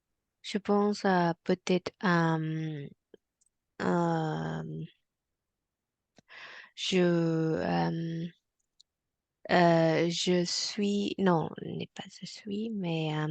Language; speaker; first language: French; non-native, learner; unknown